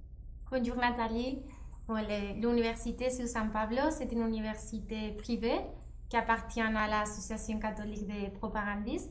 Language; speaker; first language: French; non-native, fluent; Spanish